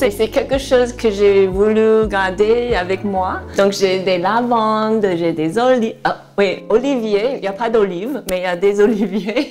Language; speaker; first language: French; non-native, fluent; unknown